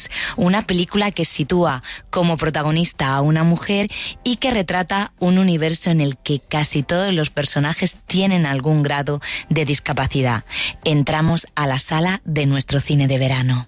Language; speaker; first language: Spanish; native; Spanish